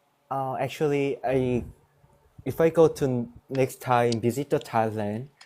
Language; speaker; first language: English; non-native, learner; Korean